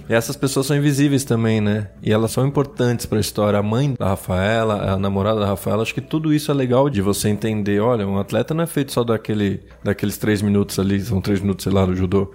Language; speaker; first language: Portuguese; native; Portuguese